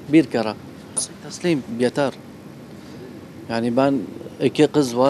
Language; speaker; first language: Turkish; non-native, learner; Arabic